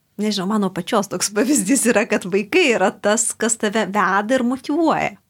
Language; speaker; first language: Lithuanian; native; Lithuanian